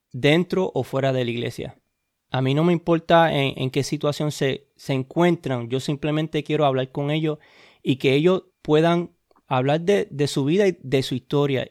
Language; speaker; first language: Spanish; early bilingual, heritage; Spanish